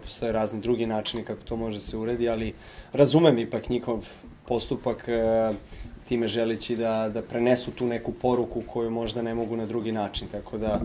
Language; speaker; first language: Serbian; native; Serbian